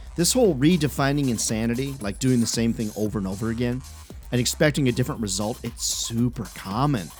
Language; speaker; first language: English; native; English